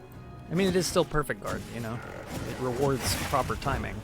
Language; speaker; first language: English; native; English